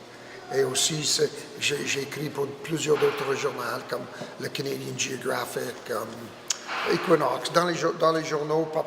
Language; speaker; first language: French; non-native, local second language; English